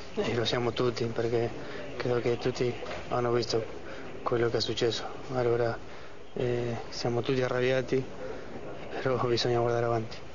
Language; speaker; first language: Italian; non-native, fluent; Spanish